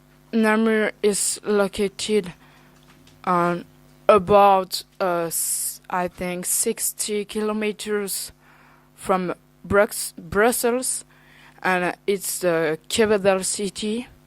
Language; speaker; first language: English; non-native, learner; French